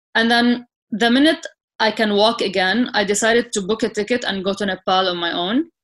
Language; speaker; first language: English; non-native, fluent; Arabic